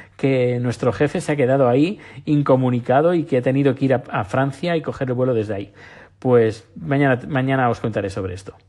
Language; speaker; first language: Spanish; native; Spanish